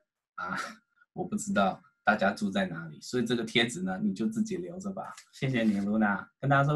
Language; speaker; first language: Chinese; native; Chinese